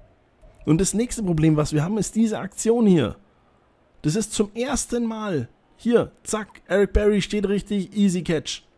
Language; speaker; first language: German; native; German